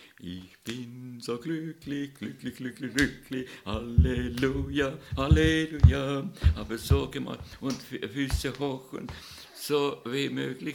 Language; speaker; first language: German; non-native, learner; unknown